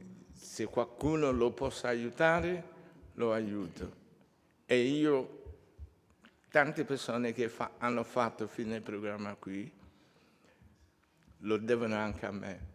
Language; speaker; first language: Italian; non-native, fluent; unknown